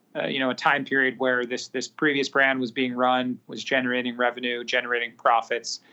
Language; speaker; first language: English; native; English